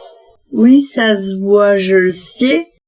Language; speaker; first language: French; native; French